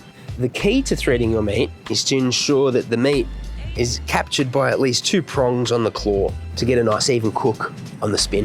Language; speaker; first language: English; native; English